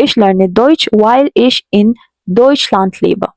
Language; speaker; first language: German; non-native, learner; Hindi